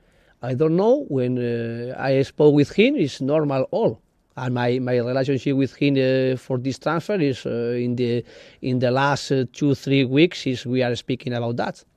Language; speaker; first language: English; non-native, learner; Spanish